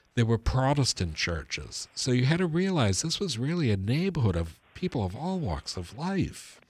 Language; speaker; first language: English; early bilingual, other home language; Italian